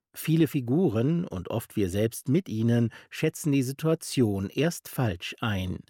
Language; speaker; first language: German; native; German